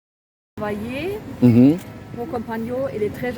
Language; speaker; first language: French; non-native, learner; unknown